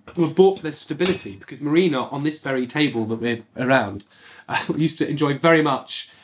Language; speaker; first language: English; native; English